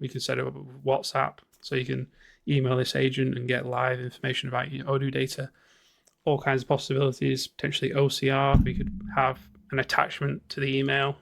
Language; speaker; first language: English; native; English